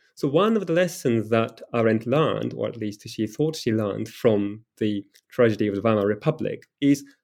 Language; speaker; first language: English; non-native, fluent; Japanese